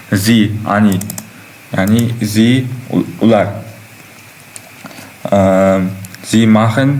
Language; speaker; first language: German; non-native, learner; Uzbek